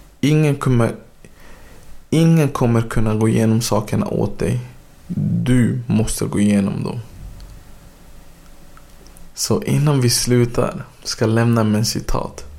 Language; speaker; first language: Swedish; early bilingual, other home language; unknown